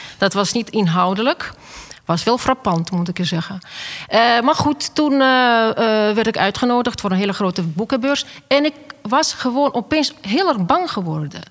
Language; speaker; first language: Dutch; non-native, fluent; Russian